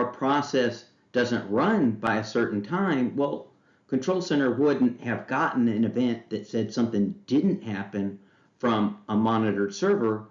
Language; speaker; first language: English; native; English